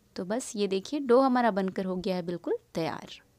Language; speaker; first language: Hindi; native; Hindi